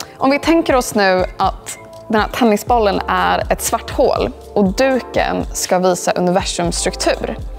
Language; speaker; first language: Swedish; native; Swedish